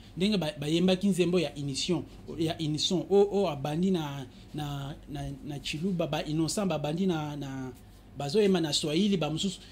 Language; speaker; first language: Lingala; native; Lingala